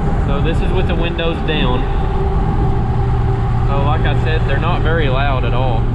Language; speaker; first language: English; native; English